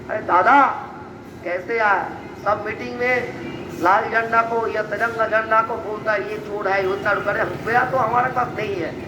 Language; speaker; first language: Hindi; non-native, local second language; Bangla